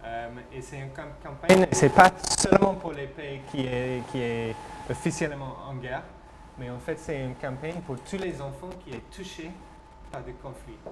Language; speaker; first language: French; non-native, fluent; English